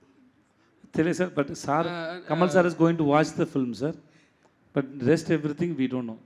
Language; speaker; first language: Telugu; non-native, learner; Tamil